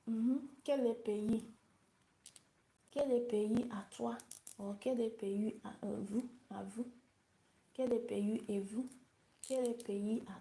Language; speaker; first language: French; non-native, learner; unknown